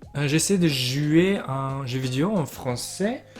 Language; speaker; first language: French; non-native, learner; English